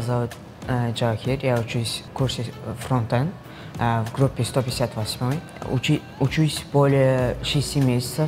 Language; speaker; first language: Russian; non-native, local second language; Uzbek